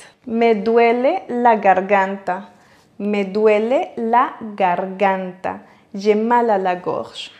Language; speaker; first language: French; non-native, fluent; Spanish